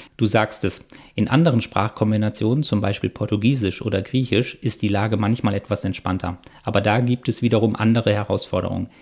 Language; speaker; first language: German; native; German